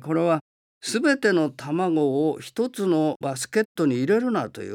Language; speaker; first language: Japanese; native; Japanese